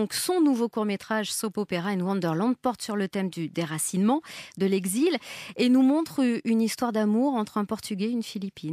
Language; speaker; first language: French; native; French